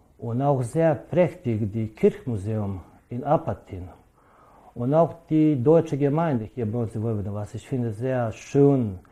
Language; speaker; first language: German; non-native, learner; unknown